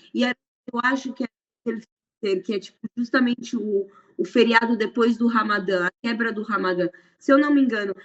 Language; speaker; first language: Portuguese; native; Portuguese